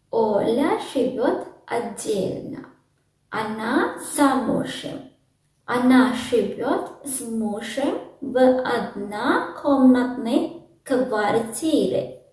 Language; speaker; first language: Russian; non-native, learner; Sinhala